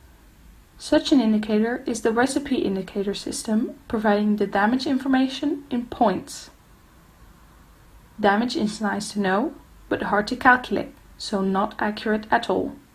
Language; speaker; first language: English; non-native, fluent; Dutch